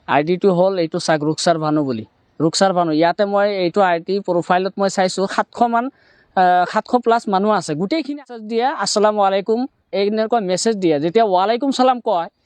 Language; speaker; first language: Assamese; non-native, local second language; Bangla